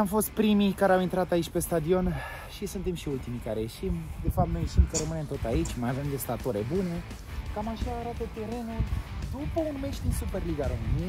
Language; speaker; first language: Romanian; native; Romanian